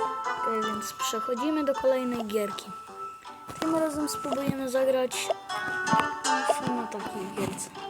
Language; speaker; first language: Polish; native; Polish